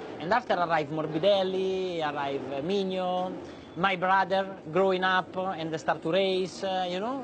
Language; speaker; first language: English; non-native, learner; Italian